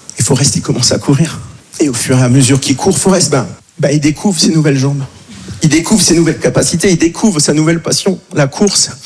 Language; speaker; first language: French; native; French